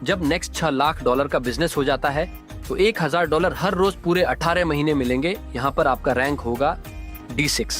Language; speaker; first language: Hindi; native; Hindi